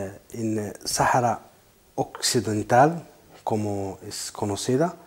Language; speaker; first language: Spanish; non-native, fluent; Arabic